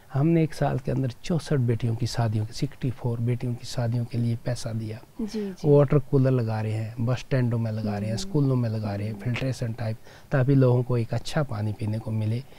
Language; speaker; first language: Hindi; native; Hindi